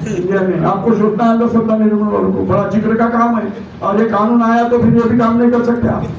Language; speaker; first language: Hindi; non-native, local second language; Marathi